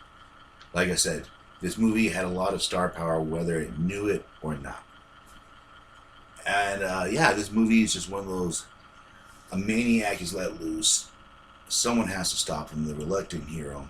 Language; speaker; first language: English; native; English